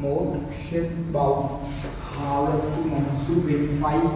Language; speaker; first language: Vietnamese; non-native, learner; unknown